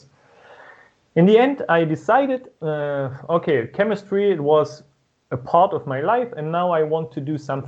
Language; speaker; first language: English; non-native, fluent; German